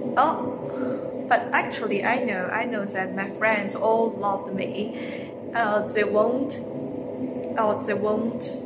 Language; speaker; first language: English; non-native, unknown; Chinese